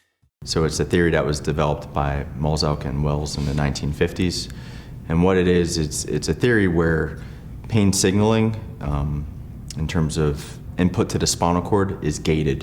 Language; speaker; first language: English; native; English